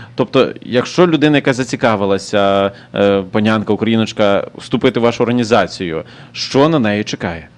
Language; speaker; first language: Ukrainian; native; Ukrainian